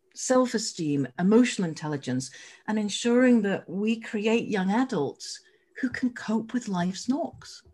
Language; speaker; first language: English; native; English